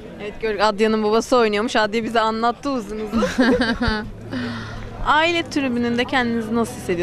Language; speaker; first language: Turkish; native; Turkish